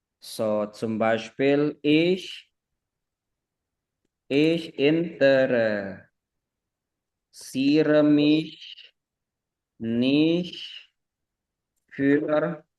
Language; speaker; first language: German; non-native, fluent; Indonesian